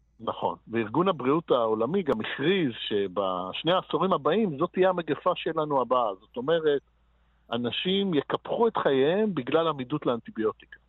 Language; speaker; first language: Hebrew; native; Hebrew